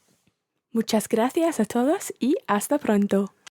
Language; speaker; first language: Spanish; non-native, learner; English